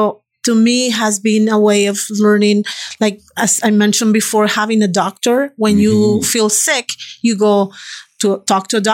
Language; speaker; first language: English; non-native, fluent; Spanish